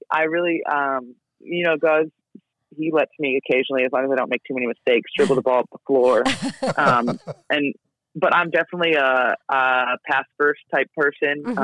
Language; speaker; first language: English; native; English